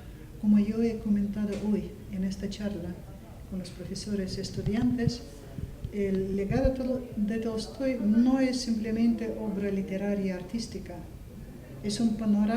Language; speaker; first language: Spanish; non-native, fluent; Russian